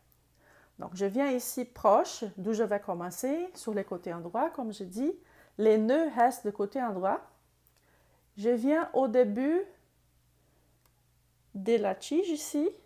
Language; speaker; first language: French; non-native, fluent; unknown